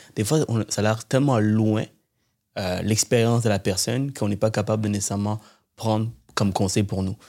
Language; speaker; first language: French; early bilingual, other home language; Tamil